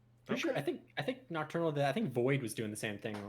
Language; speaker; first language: English; native; English